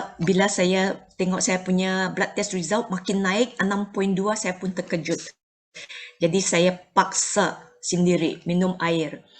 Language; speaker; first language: Malay; non-native, local second language; Chinese